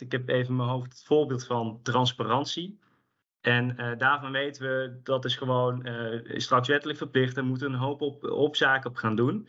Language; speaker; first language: Dutch; native; Dutch